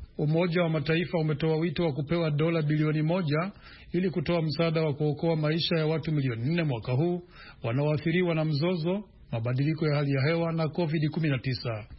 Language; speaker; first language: Swahili; non-native, local second language; Rundi